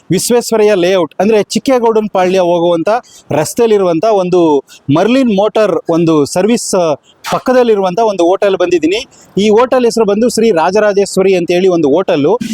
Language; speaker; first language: Kannada; native; Kannada